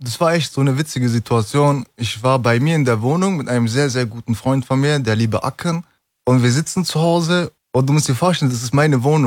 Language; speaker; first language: German; early bilingual, other home language; Turkish